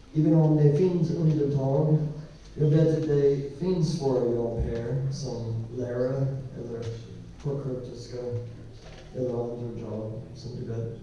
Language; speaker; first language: Swedish; non-native, learner; English